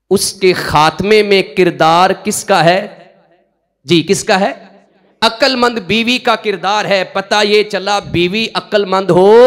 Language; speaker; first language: Urdu; non-native, local second language; Punjabi